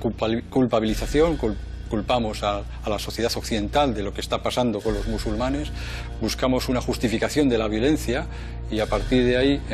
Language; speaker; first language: Spanish; native; Spanish